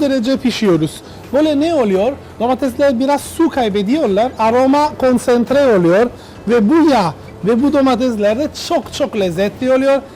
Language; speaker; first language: Turkish; non-native, learner; Italian